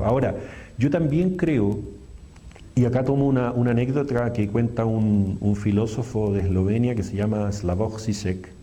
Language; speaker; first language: Spanish; native; Spanish